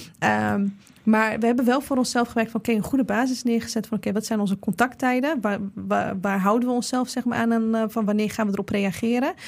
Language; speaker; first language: Dutch; early bilingual, other home language; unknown